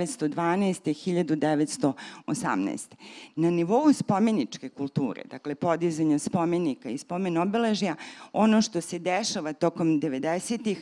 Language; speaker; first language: Serbian; native; Serbian